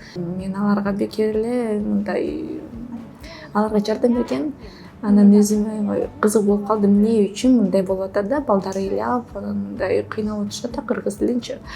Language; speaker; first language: Kyrgyz; non-native, fluent; Russian